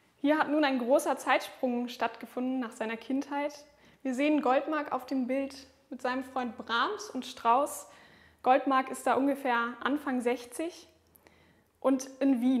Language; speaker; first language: German; native; German